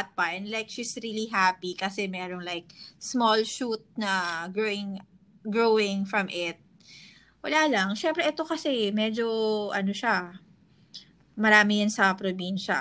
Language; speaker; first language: English; non-native, local second language; Hiligaynon